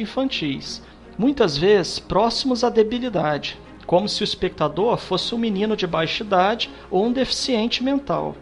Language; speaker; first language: Portuguese; native; Portuguese